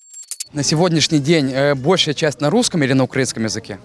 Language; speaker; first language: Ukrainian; non-native, local second language; Russian